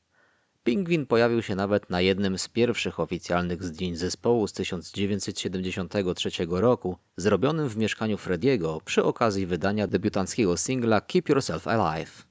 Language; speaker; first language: Polish; native; Polish